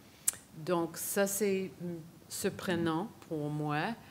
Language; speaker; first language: French; non-native, fluent; English